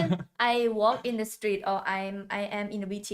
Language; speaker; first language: English; non-native, learner; Thai